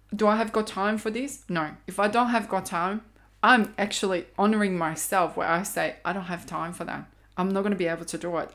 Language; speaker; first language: English; non-native, fluent; Croatian